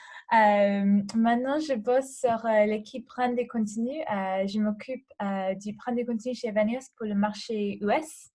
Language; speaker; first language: French; non-native, learner; English